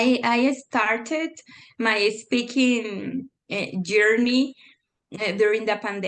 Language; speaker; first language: English; non-native, fluent; Spanish